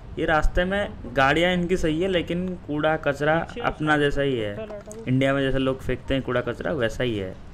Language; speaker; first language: Hindi; non-native, local second language; Odia